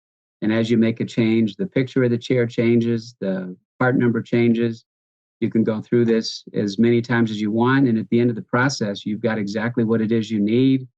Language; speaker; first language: English; native; English